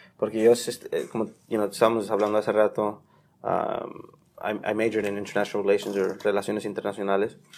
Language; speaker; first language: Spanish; early bilingual, heritage; Spanish